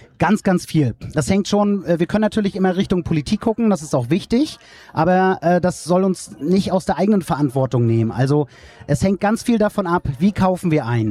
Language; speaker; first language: German; native; German